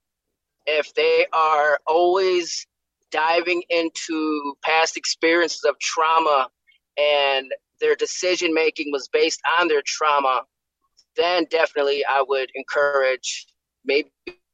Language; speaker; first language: English; native; English